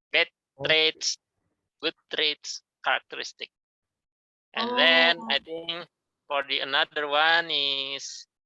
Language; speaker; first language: English; non-native, learner; Indonesian